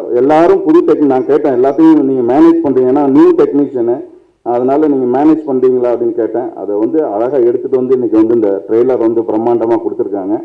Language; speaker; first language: Tamil; native; Tamil